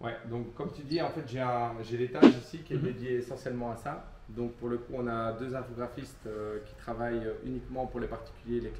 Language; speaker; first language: French; native; French